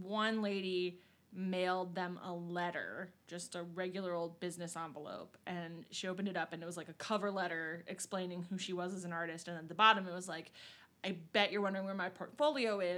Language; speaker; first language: English; native; English